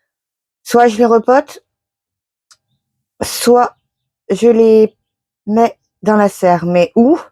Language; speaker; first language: French; native; French